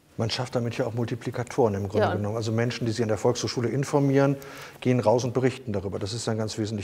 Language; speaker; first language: German; native; German